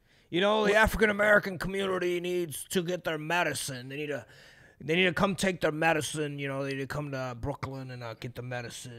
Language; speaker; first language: English; native; English